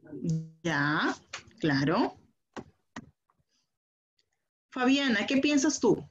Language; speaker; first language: Spanish; native; Spanish